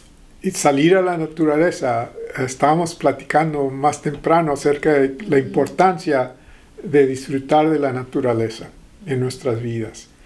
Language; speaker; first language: Spanish; early bilingual, heritage; Spanish